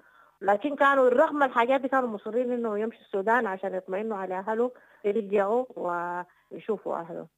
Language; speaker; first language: Arabic; native; Arabic